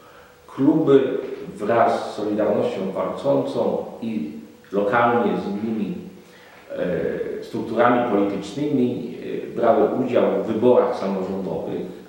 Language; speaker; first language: Polish; native; Polish